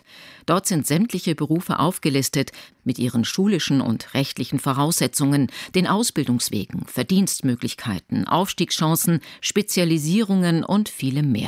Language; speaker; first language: German; native; German